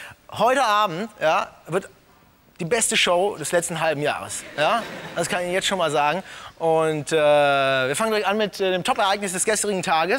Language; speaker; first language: German; native; German